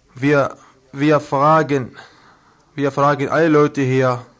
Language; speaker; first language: German; non-native, learner; Arabic